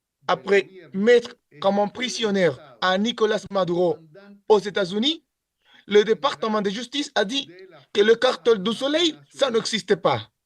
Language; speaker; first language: French; non-native, learner; Spanish